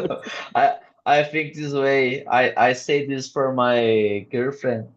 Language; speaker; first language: English; non-native, learner; Portuguese